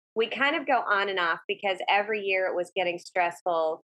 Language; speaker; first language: English; native; English